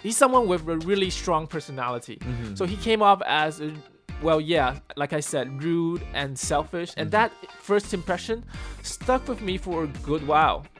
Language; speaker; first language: English; early bilingual, other home language; Chinese